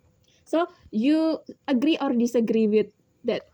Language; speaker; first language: English; non-native, learner; Indonesian